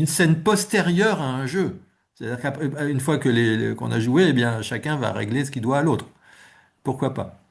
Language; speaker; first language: French; native; French